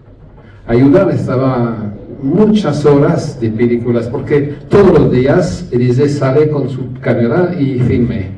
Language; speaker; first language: Spanish; non-native, learner; French